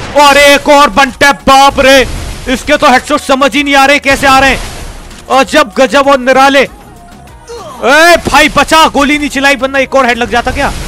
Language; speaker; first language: Hindi; native; Hindi